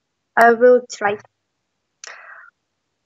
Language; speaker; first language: English; non-native, learner; Russian